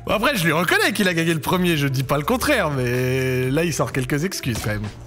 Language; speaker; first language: French; native; French